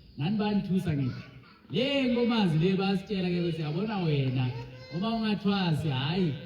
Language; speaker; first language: Zulu; non-native, local second language; Swati